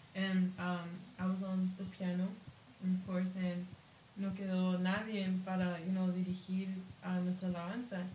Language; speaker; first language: English; early bilingual, other home language; Spanish